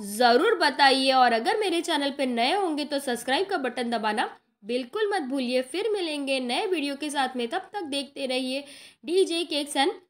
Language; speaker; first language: Hindi; non-native, local second language; Marathi